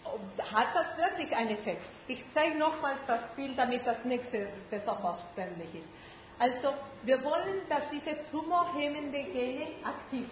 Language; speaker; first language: German; non-native, fluent; Spanish